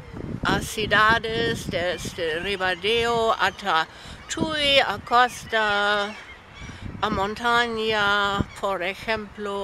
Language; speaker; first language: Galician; non-native, learner; German